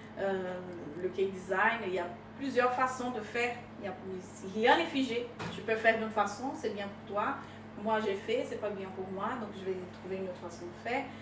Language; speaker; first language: French; non-native, fluent; Portuguese